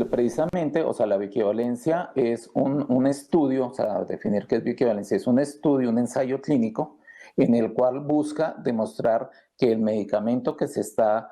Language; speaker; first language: Spanish; native; Spanish